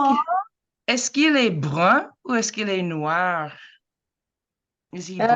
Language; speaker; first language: French; non-native, fluent; English